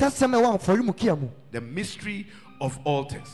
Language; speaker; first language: English; non-native, local second language; Akan